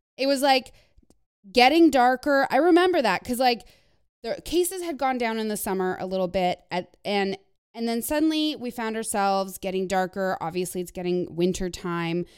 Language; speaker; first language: English; non-native, fluent; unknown